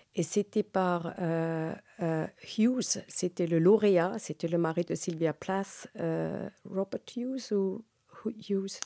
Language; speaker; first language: French; non-native, local second language; Swiss German